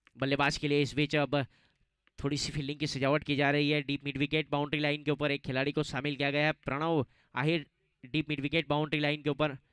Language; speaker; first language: Hindi; non-native, local second language; Gujarati